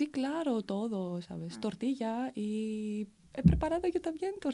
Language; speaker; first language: Spanish; non-native, fluent; Greek